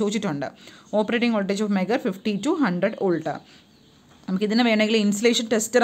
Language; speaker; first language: English; non-native, local second language; Malayalam